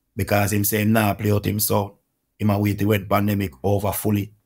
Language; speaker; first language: English; non-native, local second language; Jamaican Creole English